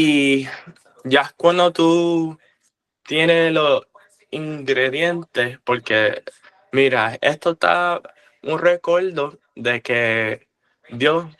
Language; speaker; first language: Spanish; early bilingual, heritage; Spanish